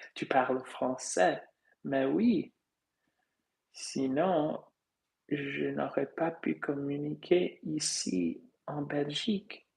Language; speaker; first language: French; non-native, fluent; English